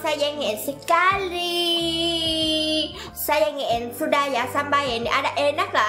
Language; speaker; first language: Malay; non-native, learner; Vietnamese